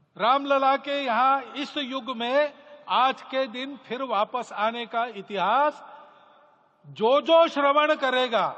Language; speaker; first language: Hindi; native; Hindi